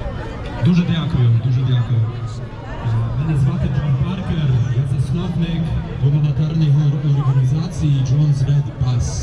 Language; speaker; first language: Ukrainian; non-native, learner; English